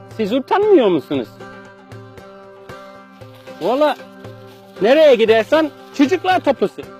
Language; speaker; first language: Turkish; non-native, learner; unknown